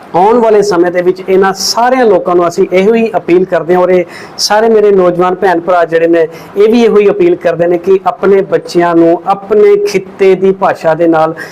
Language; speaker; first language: Punjabi; native; Punjabi